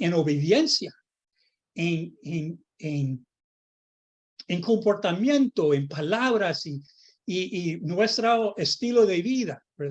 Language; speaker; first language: Spanish; non-native, fluent; English